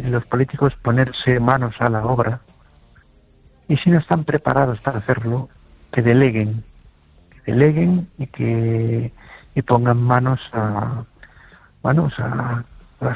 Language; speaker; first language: Spanish; native; Spanish